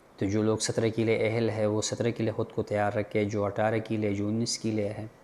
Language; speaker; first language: Urdu; non-native, local second language; Pashto